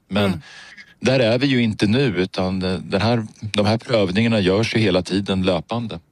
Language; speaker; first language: Swedish; native; Swedish